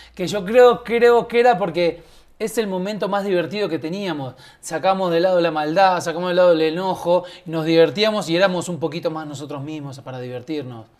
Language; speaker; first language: Spanish; native; Spanish